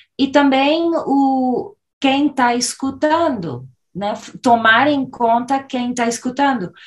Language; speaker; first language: Portuguese; early bilingual, other home language; English